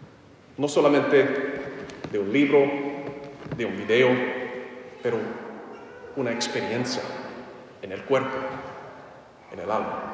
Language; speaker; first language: Spanish; non-native, fluent; English